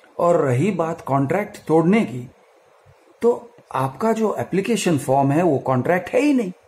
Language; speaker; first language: Hindi; non-native, local second language; Kannada